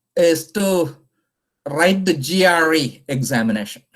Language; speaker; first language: English; non-native, local second language; Malayalam